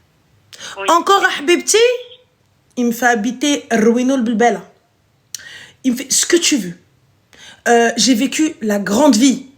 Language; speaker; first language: French; early bilingual, other home language; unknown